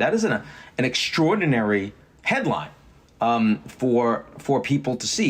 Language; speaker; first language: English; native; English